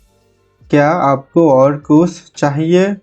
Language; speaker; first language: Hindi; non-native, fluent; Bangla